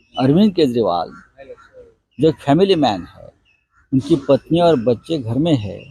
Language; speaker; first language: Hindi; non-native, local second language; Marathi